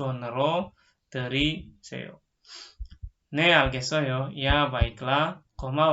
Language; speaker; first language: Korean; non-native, fluent; Indonesian